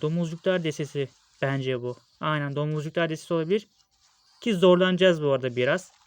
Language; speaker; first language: Turkish; native; Turkish